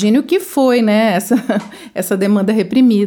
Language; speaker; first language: Portuguese; native; Portuguese